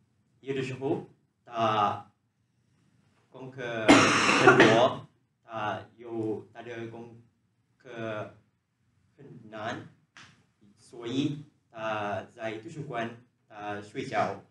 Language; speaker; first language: Chinese; non-native, learner; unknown